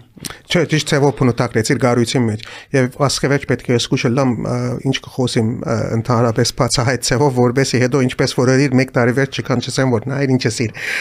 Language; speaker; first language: Armenian; early bilingual, heritage; Armenian